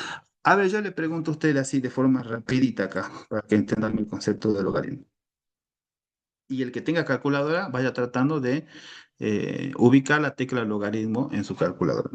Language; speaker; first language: Spanish; native; Spanish